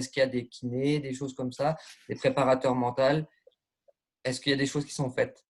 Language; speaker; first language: French; native; French